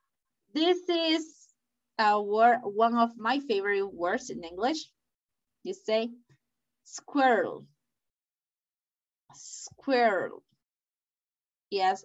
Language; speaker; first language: English; non-native, fluent; Spanish